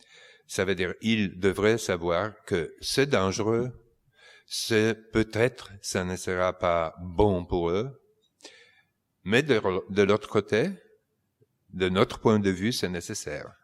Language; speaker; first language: French; non-native, fluent; Polish